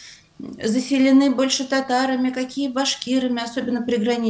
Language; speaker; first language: Russian; native; Russian